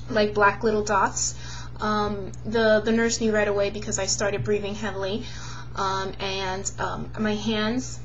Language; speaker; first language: English; native; English